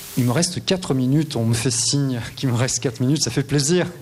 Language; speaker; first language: French; native; French